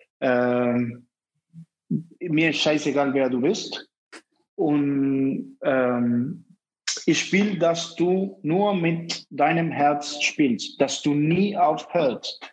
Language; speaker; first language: German; non-native, fluent; Spanish